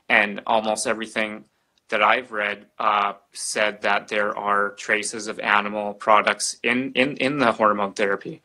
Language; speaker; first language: English; native; English